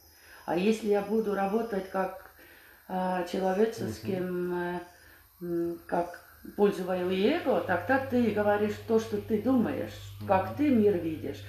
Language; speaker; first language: Russian; non-native, fluent; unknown